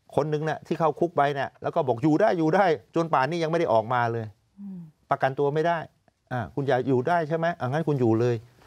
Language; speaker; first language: Thai; native; Thai